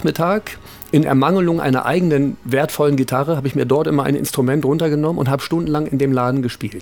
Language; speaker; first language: German; native; German